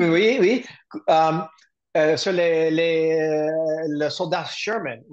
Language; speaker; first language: French; non-native, learner; English